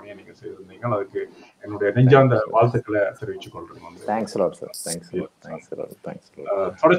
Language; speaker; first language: Tamil; non-native, learner; Malayalam